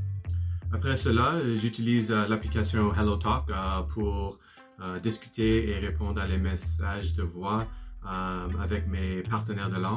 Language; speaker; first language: French; non-native, learner; English